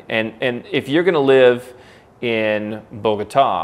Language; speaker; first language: English; native; English